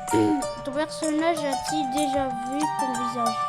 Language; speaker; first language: French; non-native, local second language; Arabic